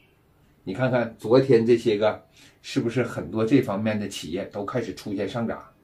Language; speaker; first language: Chinese; native; Chinese